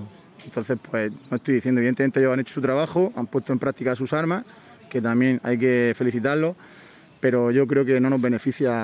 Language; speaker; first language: Spanish; native; Spanish